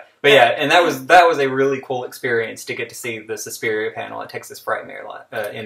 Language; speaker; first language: English; native; English